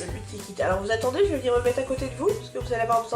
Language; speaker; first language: French; native; French